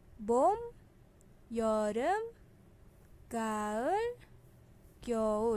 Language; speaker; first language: Korean; non-native, fluent; Indonesian